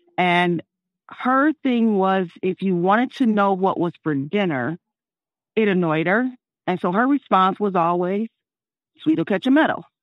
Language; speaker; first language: English; native; English